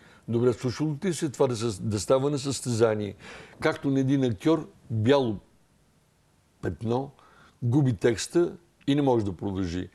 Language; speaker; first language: Bulgarian; native; Bulgarian